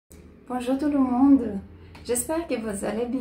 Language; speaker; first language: French; non-native, fluent; Portuguese